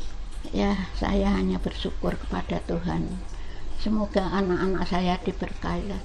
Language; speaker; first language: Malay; non-native, local second language; Javanese